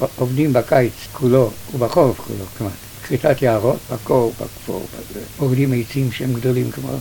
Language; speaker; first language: Hebrew; early bilingual, other home language; Yiddish